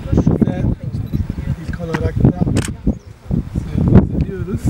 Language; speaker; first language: Turkish; non-native, learner; Italian